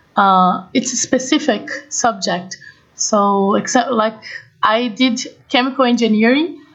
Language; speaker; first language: English; non-native, fluent; Portuguese